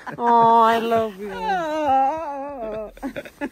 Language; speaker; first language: English; non-native, learner; Italian